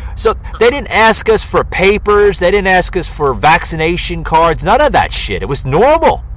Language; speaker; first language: English; native; English